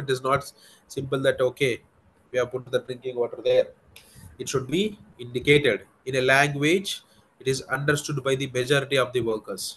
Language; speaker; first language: English; non-native, local second language; Telugu